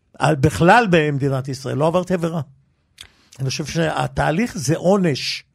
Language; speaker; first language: Hebrew; early bilingual, other home language; Yiddish